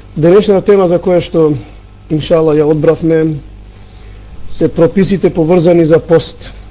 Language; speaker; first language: Macedonian; non-native, local second language; Albanian